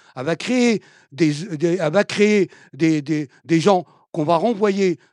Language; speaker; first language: French; early bilingual, other home language; Arabic